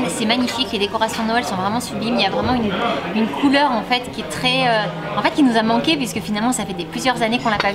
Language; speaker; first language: French; native; French